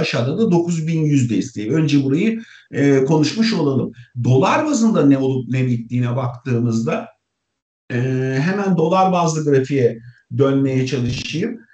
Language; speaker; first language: Turkish; native; Turkish